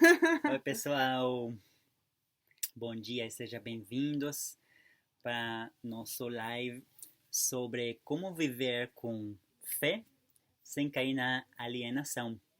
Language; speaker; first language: Portuguese; non-native, fluent; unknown